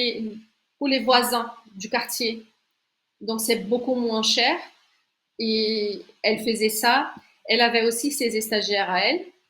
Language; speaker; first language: French; non-native, fluent; Portuguese